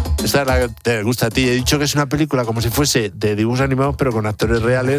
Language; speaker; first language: Spanish; native; Spanish